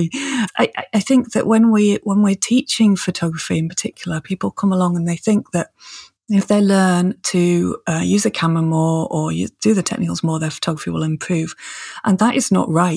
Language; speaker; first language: English; native; English